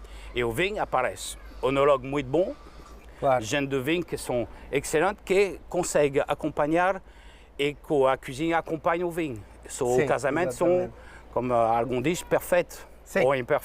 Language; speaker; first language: Portuguese; non-native, learner; French